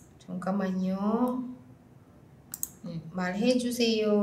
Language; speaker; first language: Korean; non-native, fluent; Indonesian